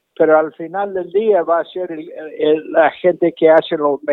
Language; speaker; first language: Spanish; native; Spanish